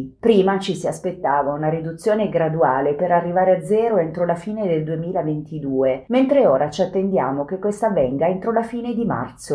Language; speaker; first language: Italian; native; Italian